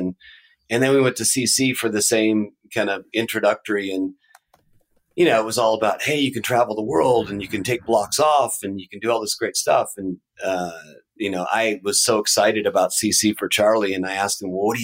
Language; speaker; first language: English; native; English